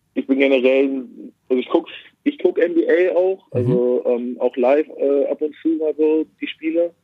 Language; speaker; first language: German; native; German